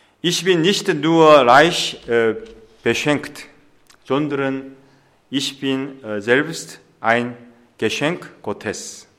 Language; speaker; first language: German; non-native, fluent; Korean